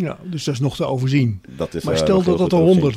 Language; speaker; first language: Dutch; native; Dutch